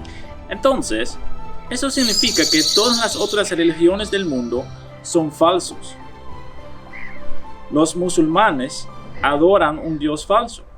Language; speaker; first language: Spanish; non-native, fluent; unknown